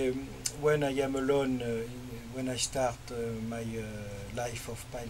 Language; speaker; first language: English; non-native, learner; French